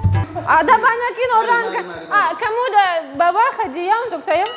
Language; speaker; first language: Indonesian; non-native, learner; Russian